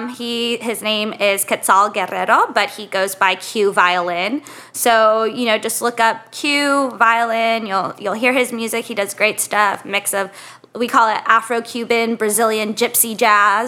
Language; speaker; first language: English; native; English